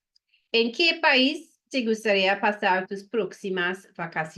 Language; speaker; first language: Spanish; non-native, fluent; English